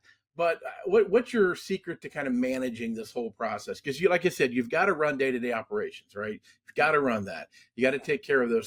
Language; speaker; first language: English; native; English